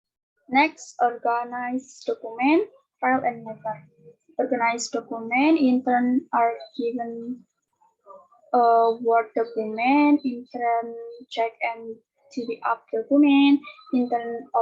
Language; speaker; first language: English; non-native, learner; Indonesian